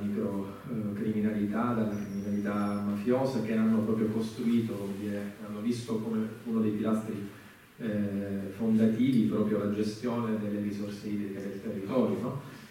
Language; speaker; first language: Italian; native; Italian